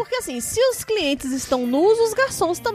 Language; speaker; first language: Portuguese; native; Portuguese